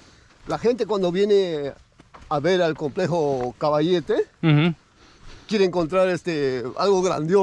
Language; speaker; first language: Spanish; native; Spanish